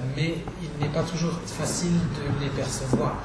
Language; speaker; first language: French; non-native, fluent; Czech